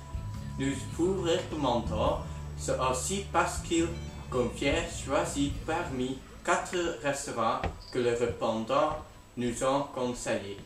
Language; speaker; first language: French; non-native, learner; Dutch